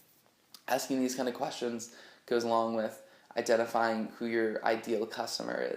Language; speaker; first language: English; native; English